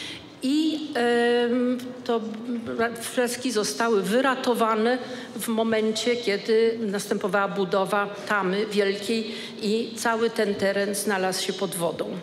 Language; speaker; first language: Polish; native; Polish